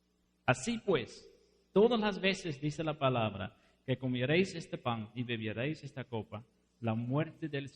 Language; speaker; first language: Spanish; non-native, fluent; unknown